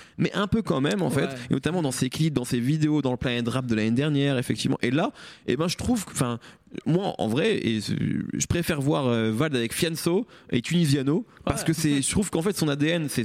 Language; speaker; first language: French; native; French